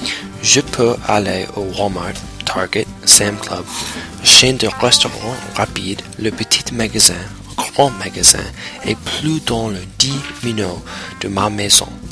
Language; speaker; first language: French; non-native, learner; English